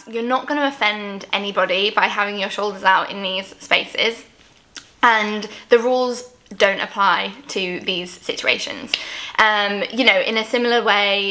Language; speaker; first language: English; native; English